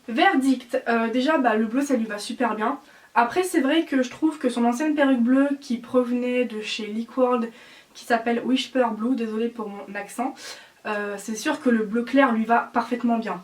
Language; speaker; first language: French; native; French